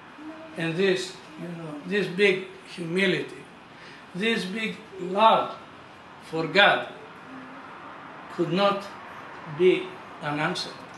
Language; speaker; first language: English; non-native, fluent; Greek